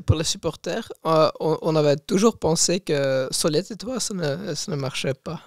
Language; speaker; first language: French; non-native, local second language; Dutch